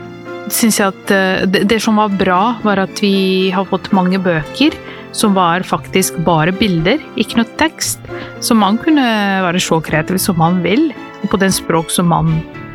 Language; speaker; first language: Norwegian; non-native, fluent; Serbian